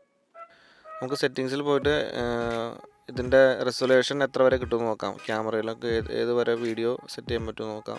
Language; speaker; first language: Malayalam; native; Malayalam